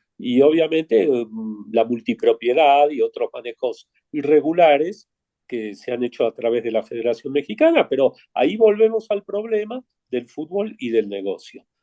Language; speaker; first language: Spanish; native; Spanish